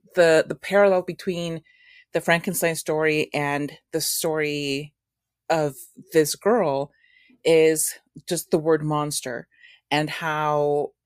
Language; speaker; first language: English; native; English